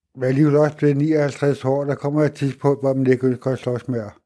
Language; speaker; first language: Danish; native; Danish